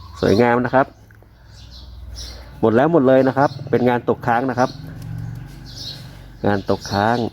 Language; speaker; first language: Thai; native; Thai